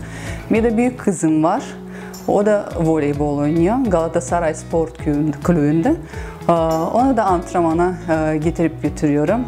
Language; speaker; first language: Turkish; non-native, fluent; Russian